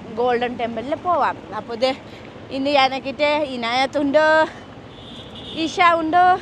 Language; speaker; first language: Malayalam; non-native, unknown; Nepali